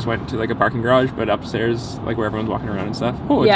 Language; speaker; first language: English; native; English